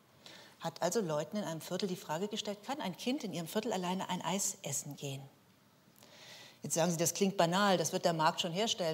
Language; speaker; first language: German; native; German